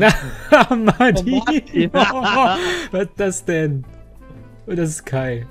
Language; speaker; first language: German; native; German